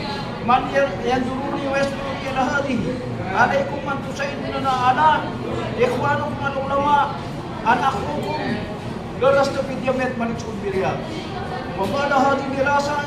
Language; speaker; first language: Arabic; non-native, fluent; Maranao